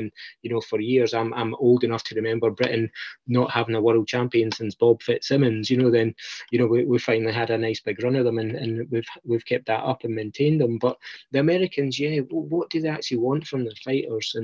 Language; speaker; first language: English; native; English